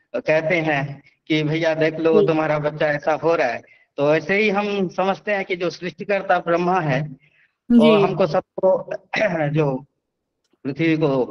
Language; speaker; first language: Hindi; non-native, local second language; Odia